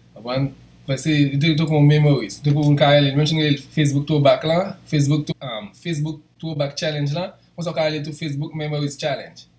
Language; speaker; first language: French; non-native, local second language; Haitian Creole